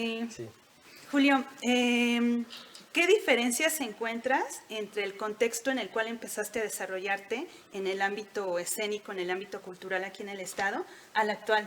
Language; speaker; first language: Spanish; native; Spanish